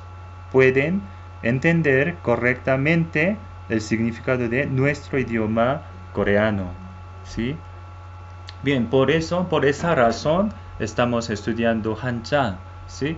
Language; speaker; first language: Spanish; non-native, fluent; Korean